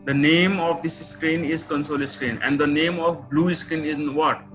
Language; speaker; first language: English; non-native, local second language; Nepali